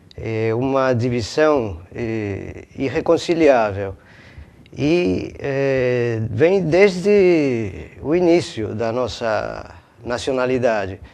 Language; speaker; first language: Portuguese; non-native, fluent; Spanish